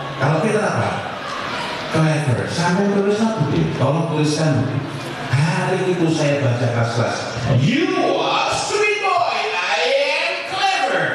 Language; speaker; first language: Indonesian; native; Indonesian